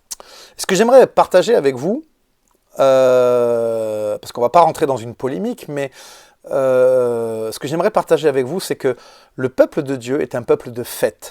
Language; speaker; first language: French; native; French